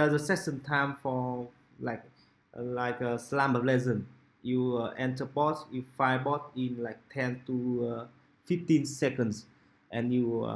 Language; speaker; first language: English; non-native, local second language; Vietnamese